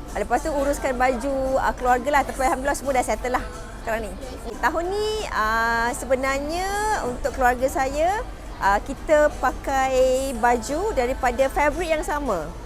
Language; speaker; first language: Malay; native; Malay